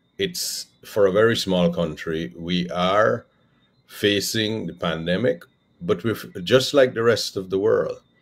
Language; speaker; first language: English; native; English